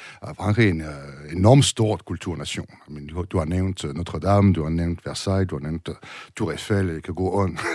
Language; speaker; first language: Danish; non-native, learner; French